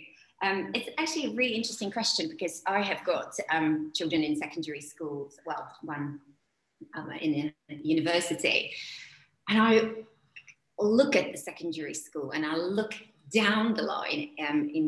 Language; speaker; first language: English; non-native, fluent; Czech